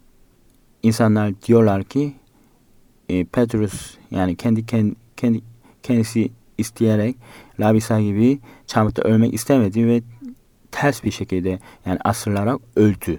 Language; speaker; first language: Turkish; non-native, fluent; Korean